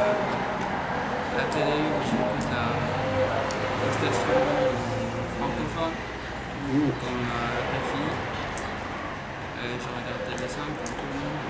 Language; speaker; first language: French; non-native, fluent; Arabic